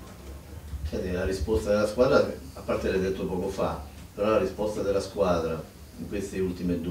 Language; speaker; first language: Italian; native; Italian